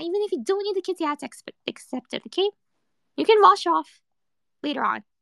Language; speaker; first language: English; early bilingual, other home language; Japanese